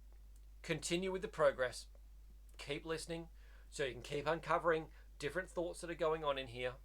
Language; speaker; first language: English; native; English